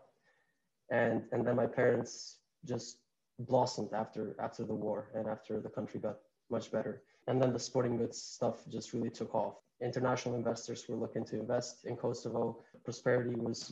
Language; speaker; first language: English; non-native, fluent; Albanian